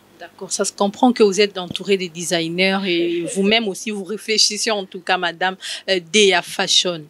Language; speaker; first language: French; non-native, local second language; Lingala